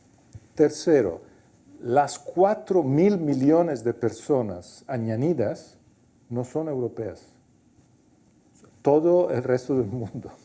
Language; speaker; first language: Spanish; non-native, fluent; Italian